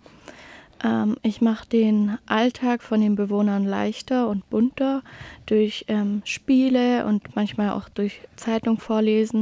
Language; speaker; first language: German; native; German